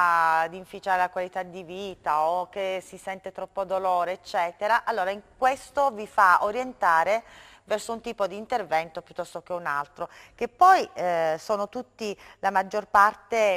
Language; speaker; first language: Italian; native; Italian